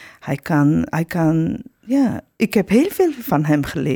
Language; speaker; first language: Dutch; non-native, fluent; Turkish